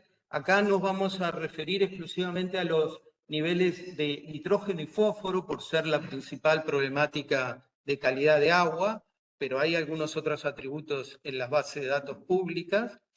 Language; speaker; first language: Spanish; native; Spanish